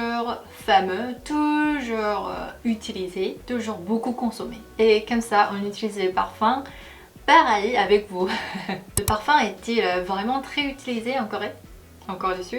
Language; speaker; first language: French; non-native, fluent; Korean